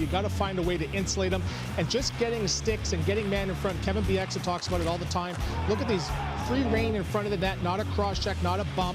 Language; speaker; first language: English; native; English